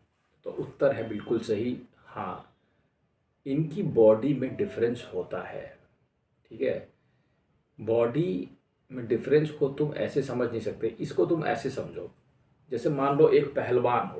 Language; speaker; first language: Hindi; native; Hindi